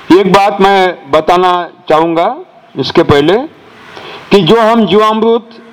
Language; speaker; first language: Hindi; non-native, local second language; Marathi